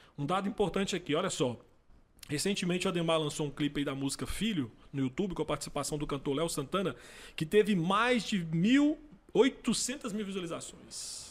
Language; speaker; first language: Portuguese; native; Portuguese